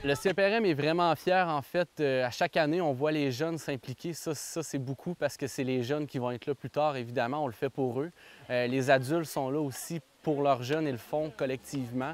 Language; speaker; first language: French; native; French